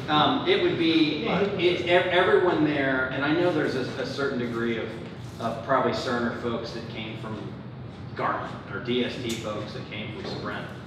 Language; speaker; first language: English; native; English